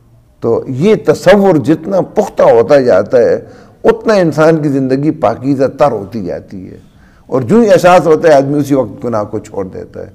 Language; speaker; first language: Urdu; native; Urdu